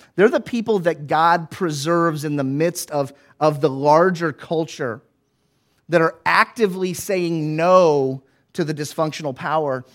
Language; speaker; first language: English; native; English